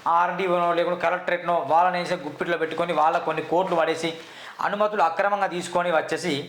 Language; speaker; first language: Telugu; native; Telugu